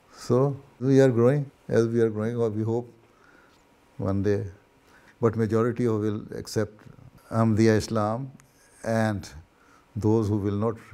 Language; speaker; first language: English; non-native, local second language; Urdu